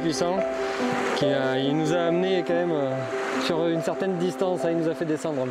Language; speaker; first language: French; native; French